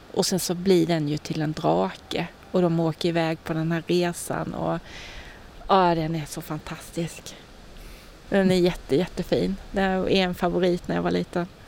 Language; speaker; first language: Swedish; native; Swedish